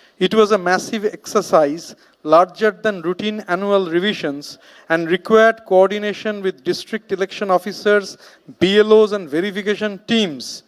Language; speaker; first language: English; non-native, local second language; Bangla